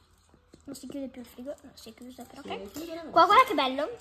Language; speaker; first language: Italian; native; Italian